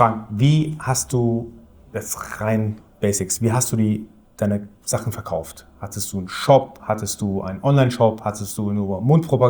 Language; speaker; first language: German; native; German